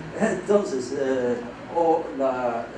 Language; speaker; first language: Spanish; non-native, fluent; Dutch